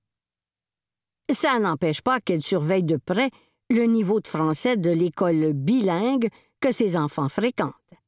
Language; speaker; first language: French; native; French